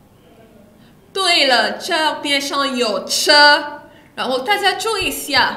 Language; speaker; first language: Chinese; non-native, fluent; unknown